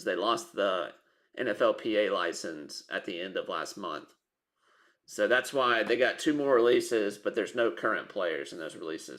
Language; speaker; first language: English; native; English